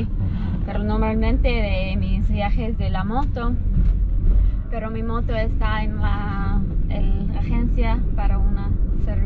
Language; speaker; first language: Spanish; non-native, learner; English